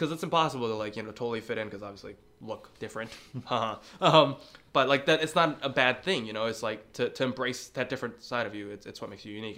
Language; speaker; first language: English; early bilingual, other home language; Chinese